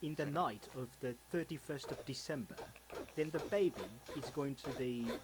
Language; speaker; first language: English; non-native, fluent; Japanese